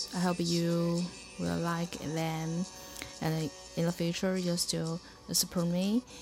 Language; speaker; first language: English; non-native, learner; Chinese